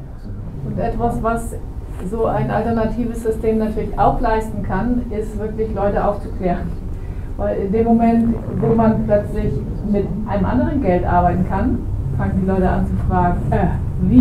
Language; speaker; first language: German; native; German